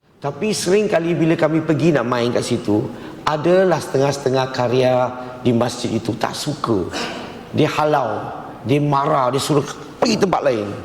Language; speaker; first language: Malay; non-native, local second language; Chinese